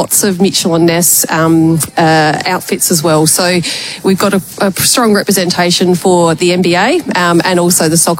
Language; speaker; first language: English; native; English